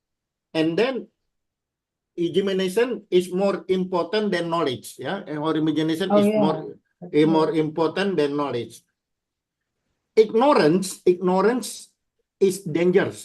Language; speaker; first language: English; non-native, learner; Indonesian